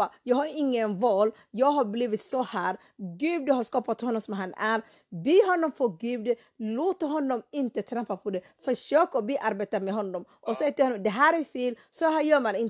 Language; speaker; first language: Swedish; non-native, fluent; Somali